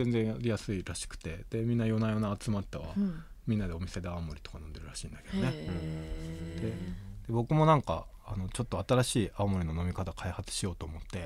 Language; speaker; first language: Japanese; native; Japanese